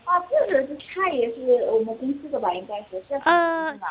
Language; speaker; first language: Chinese; non-native, learner; Korean